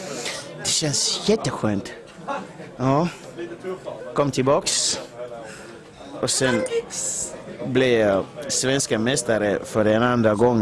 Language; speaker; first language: Swedish; non-native, fluent; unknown